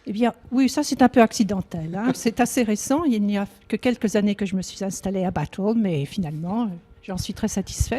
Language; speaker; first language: French; native; French